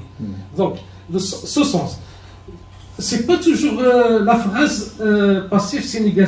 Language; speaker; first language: French; non-native, learner; Arabic